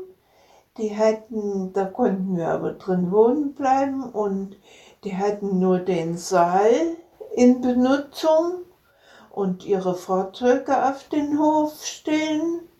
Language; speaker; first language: German; native; German